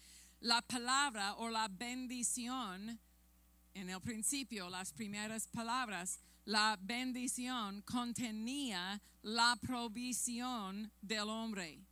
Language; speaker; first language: Spanish; non-native, fluent; English